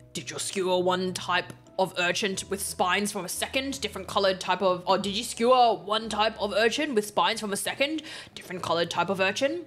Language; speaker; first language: English; native; English